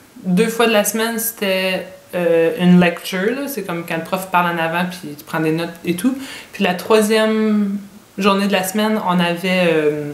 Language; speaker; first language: French; native; French